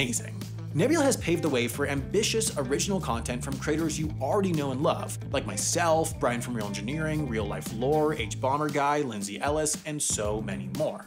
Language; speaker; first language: English; native; English